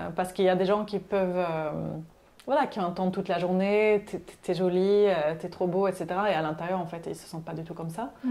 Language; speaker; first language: French; non-native, fluent; Swedish